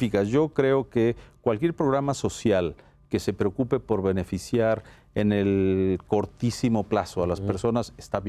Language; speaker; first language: Spanish; native; Spanish